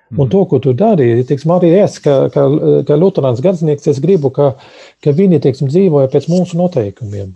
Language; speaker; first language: Latvian; early bilingual, heritage; Latvian